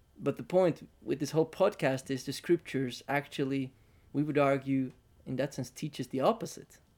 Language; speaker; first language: English; non-native, fluent; Finnish